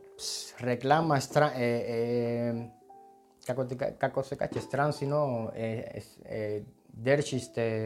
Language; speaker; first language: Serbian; non-native, learner; Spanish